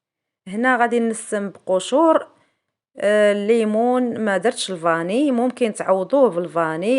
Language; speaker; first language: Arabic; native; Arabic